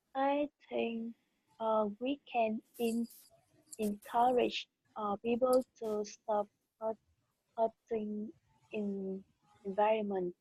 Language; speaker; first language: English; non-native, learner; Vietnamese